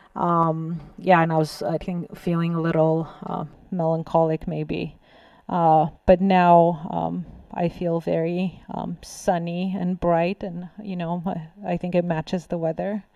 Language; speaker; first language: English; non-native, fluent; Bulgarian